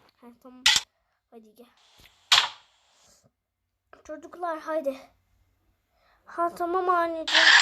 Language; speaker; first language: Turkish; early bilingual, heritage; Turkish